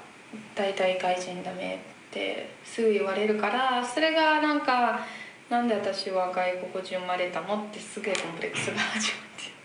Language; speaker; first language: Japanese; non-native, fluent; Italian